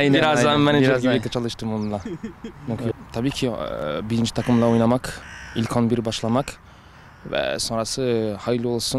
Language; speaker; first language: Turkish; early bilingual, heritage; French